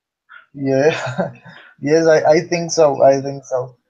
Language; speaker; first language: English; non-native, learner; Spanish